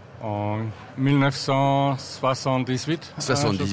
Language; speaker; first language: French; non-native, fluent; German